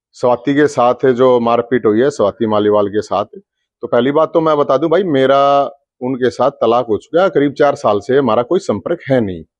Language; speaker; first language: Hindi; native; Hindi